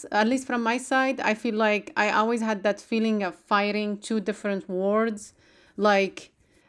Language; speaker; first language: English; non-native, fluent; Arabic